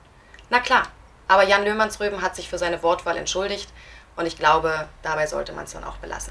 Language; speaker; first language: German; native; German